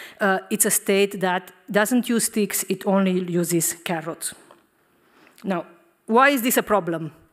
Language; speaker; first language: English; non-native, fluent; Romanian